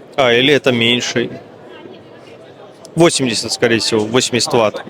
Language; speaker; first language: Russian; native; Russian